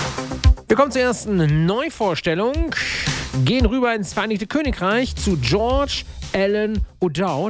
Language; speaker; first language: German; native; German